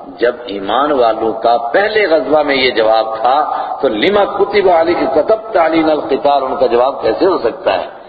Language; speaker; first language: Urdu; non-native, local second language; Punjabi